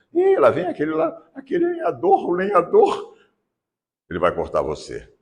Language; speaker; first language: Portuguese; native; Portuguese